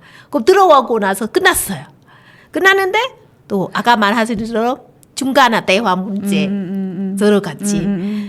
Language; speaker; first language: Korean; non-native, learner; Vietnamese